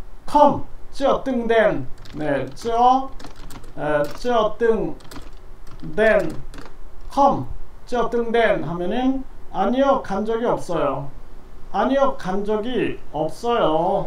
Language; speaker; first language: Korean; non-native, fluent; Vietnamese